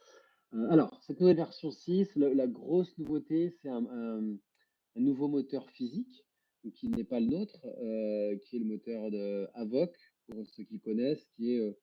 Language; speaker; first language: French; native; French